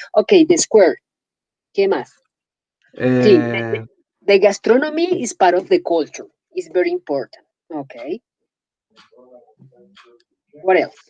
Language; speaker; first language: English; non-native, fluent; Spanish